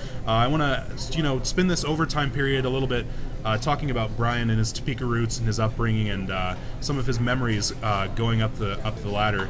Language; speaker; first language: English; native; English